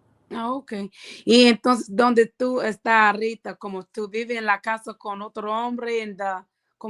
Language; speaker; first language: Spanish; non-native, learner; English